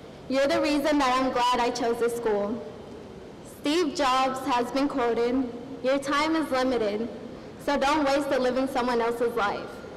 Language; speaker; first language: English; early bilingual, other home language; Spanish